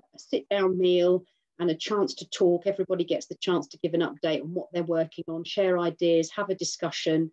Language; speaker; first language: English; native; English